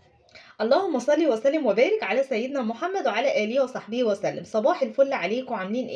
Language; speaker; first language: Arabic; native; Arabic